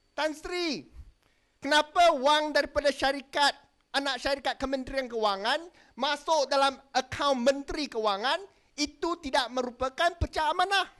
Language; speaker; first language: Malay; non-native, local second language; Chinese